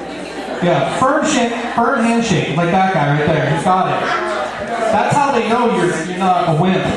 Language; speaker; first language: English; native; English